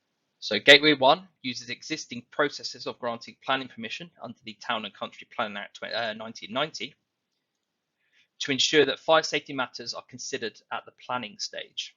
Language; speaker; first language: English; native; English